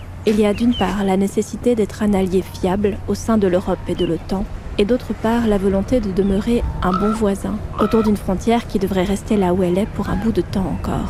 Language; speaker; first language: French; native; French